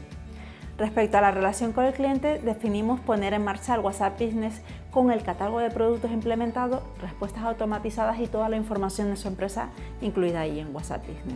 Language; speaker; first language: Spanish; native; Spanish